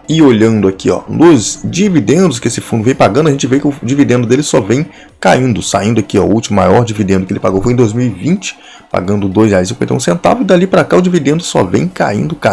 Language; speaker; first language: Portuguese; native; Portuguese